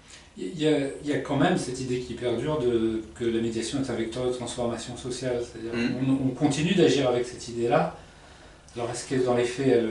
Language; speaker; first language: French; native; French